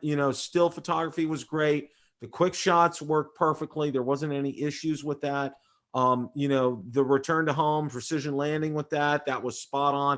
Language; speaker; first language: English; native; English